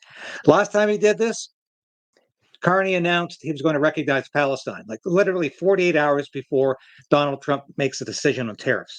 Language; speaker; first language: English; native; English